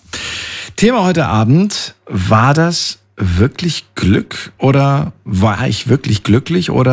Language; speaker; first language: German; native; German